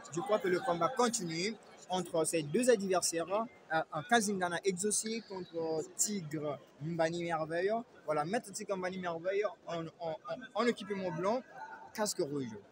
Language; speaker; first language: French; non-native, local second language; Lingala